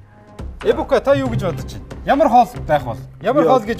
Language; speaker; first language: Mongolian; native; Mongolian